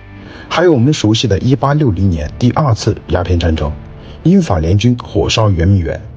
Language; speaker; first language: Chinese; native; Chinese